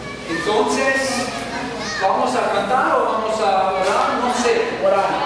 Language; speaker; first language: Spanish; non-native, learner; German